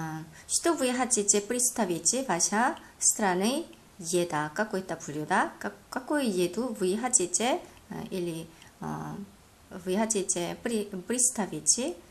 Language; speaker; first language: Russian; non-native, learner; Korean